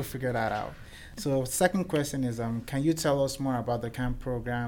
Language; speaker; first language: English; non-native, local second language; Igbo